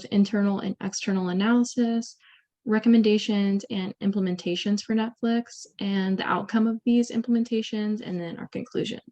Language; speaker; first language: English; native; English